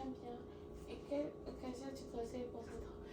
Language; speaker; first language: French; non-native, learner; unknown